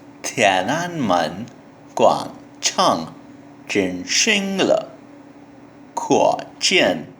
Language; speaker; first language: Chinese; non-native, learner; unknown